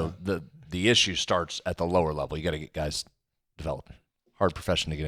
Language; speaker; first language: English; native; English